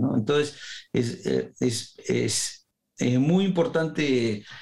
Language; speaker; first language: Spanish; native; Spanish